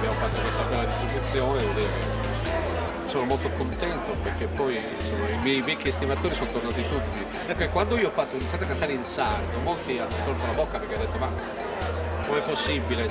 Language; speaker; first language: Italian; native; Italian